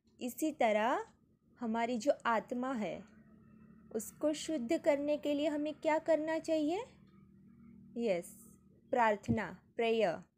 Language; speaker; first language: Hindi; non-native, local second language; Gujarati